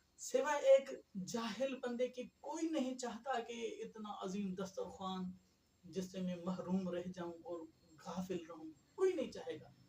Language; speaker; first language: Urdu; non-native, local second language; Sindhi